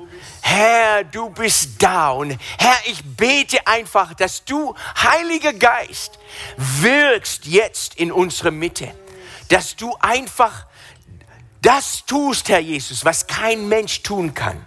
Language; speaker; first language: German; non-native, fluent; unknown